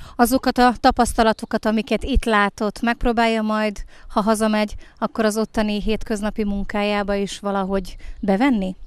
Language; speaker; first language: Hungarian; native; Hungarian